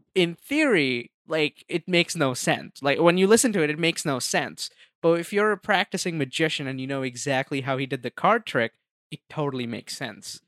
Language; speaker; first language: English; non-native, local second language; Hindi